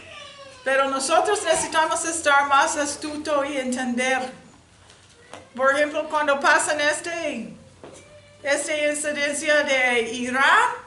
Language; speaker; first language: Spanish; non-native, learner; English